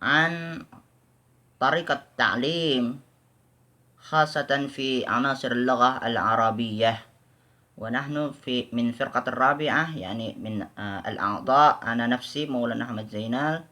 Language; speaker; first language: Arabic; non-native, learner; Indonesian